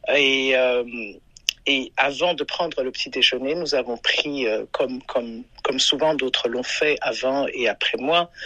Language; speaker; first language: French; non-native, local second language; Rundi